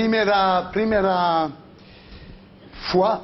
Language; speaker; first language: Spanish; non-native, learner; French